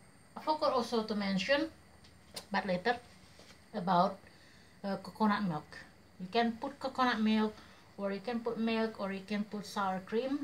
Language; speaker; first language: English; non-native, learner; Indonesian